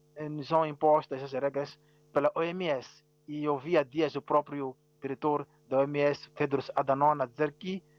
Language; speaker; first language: Portuguese; non-native, local second language; Tsonga